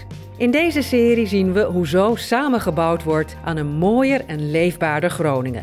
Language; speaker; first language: Dutch; native; Dutch